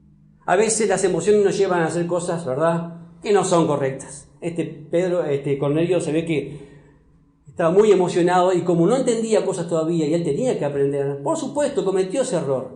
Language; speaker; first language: Spanish; native; Spanish